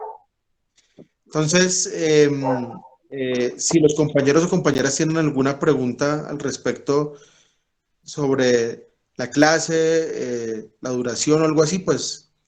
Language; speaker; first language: Spanish; native; Spanish